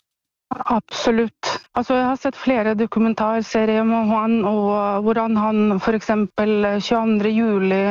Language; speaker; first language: Norwegian; non-native, fluent; Ukrainian